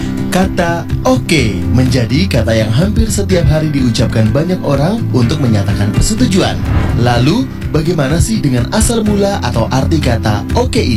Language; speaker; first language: Indonesian; native; Indonesian